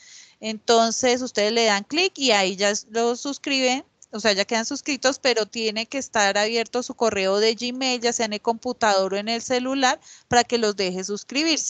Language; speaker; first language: Spanish; native; Spanish